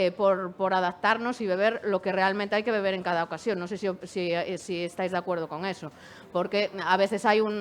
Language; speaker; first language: Spanish; native; Spanish